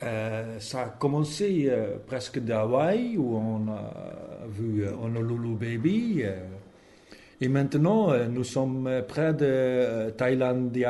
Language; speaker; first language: French; non-native, learner; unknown